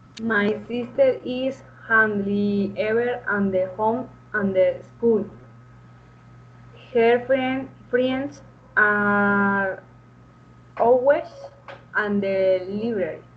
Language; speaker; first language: English; non-native, learner; Spanish